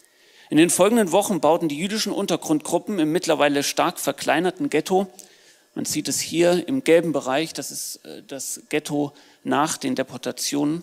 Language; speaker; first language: German; native; German